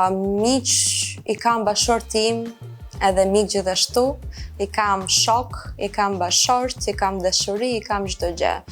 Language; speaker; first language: Albanian; non-native, fluent; Ukrainian